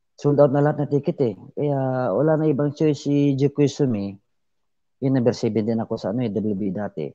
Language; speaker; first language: Filipino; non-native, local second language; Cebuano